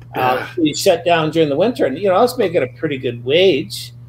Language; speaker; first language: English; native; English